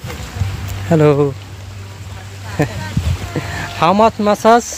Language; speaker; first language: English; non-native, learner; Bangla